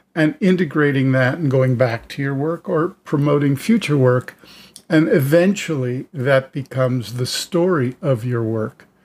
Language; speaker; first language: English; native; English